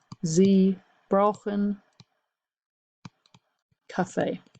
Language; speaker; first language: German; non-native, fluent; English